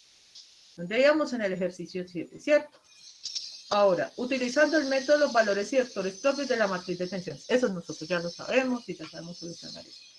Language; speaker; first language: Spanish; native; Spanish